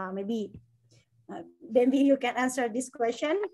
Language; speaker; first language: English; non-native, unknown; Indonesian